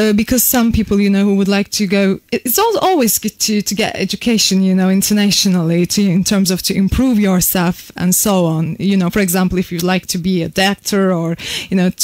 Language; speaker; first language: English; non-native, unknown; Turkish